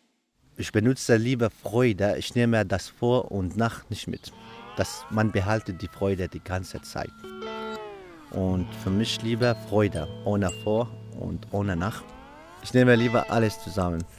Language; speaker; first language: German; non-native, fluent; Kurdish